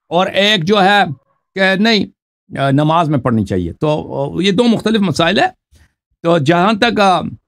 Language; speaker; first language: Urdu; native; Urdu